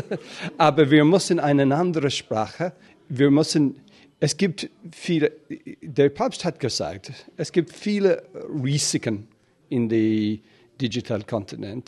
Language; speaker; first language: German; non-native, fluent; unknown